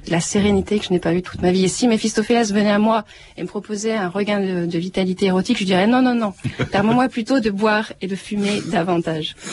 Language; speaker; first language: French; native; French